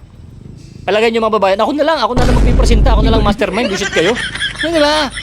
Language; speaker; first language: Filipino; native; Filipino